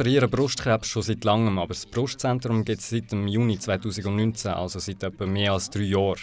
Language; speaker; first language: German; non-native, fluent; French